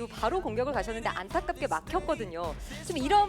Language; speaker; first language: Korean; native; Korean